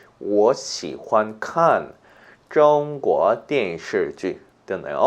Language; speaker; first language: Chinese; non-native, fluent; Korean